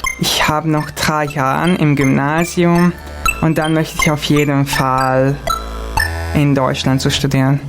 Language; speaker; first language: German; non-native, fluent; Hungarian